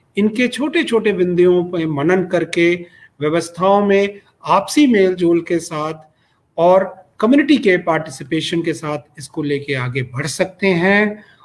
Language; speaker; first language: Hindi; non-native, local second language; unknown